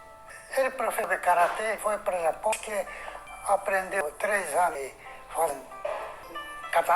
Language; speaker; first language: Portuguese; non-native, learner; Japanese